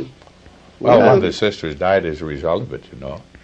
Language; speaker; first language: English; native; English